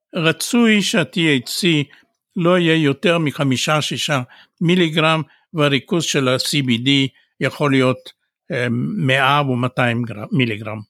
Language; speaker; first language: Hebrew; non-native, fluent; Bulgarian